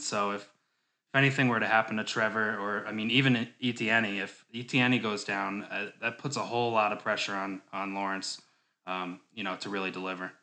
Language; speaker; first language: English; native; English